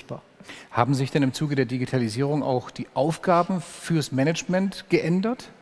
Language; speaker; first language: German; native; German